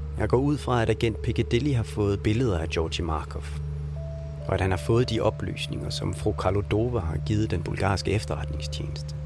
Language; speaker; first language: Danish; native; Danish